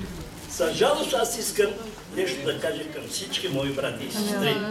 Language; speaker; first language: Bulgarian; non-native, local second language; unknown